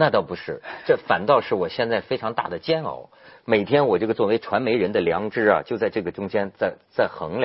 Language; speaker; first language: Chinese; native; Chinese